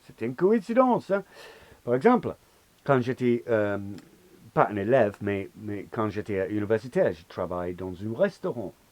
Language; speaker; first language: French; non-native, learner; English